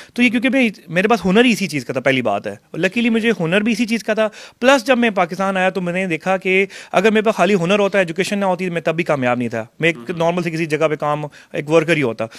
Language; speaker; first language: Urdu; non-native, local second language; Punjabi